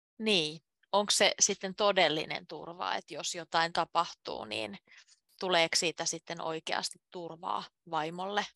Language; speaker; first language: Finnish; native; Finnish